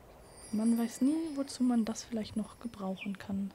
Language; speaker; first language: German; native; German